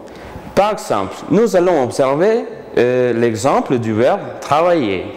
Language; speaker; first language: French; non-native, fluent; Spanish